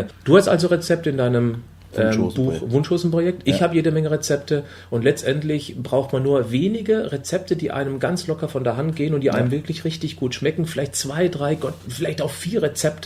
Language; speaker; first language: German; native; German